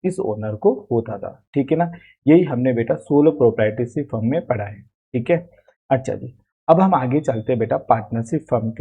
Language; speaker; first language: Hindi; native; Hindi